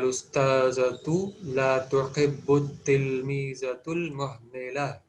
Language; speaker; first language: Arabic; non-native, fluent; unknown